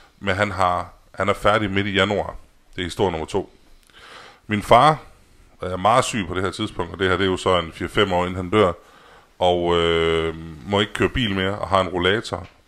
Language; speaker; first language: Danish; native; Danish